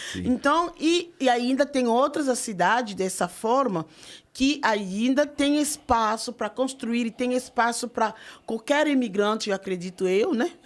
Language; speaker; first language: Portuguese; non-native, fluent; French